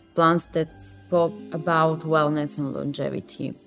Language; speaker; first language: English; non-native, fluent; Italian